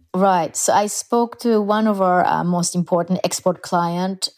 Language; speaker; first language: English; non-native, fluent; Japanese